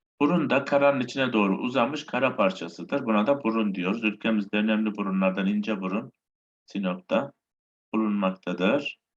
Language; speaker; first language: Turkish; native; Turkish